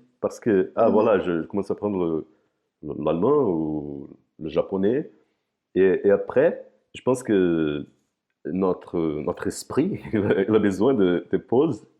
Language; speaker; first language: French; non-native, fluent; Portuguese